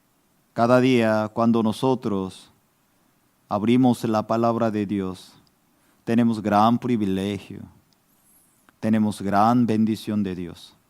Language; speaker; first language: Spanish; non-native, fluent; Korean